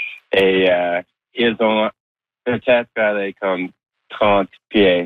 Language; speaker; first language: French; non-native, learner; English